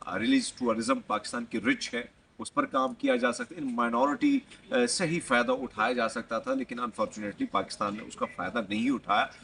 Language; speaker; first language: Urdu; non-native, local second language; Pashto